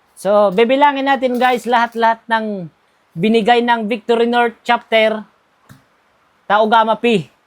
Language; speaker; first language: Filipino; non-native, local second language; Bikol